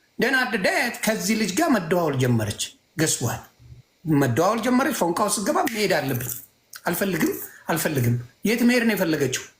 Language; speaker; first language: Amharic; non-native, local second language; Tigrinya